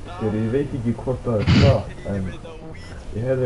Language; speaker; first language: Icelandic; early bilingual, heritage; Icelandic